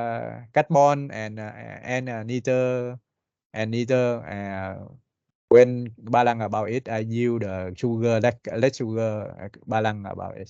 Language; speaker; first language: English; non-native, learner; Vietnamese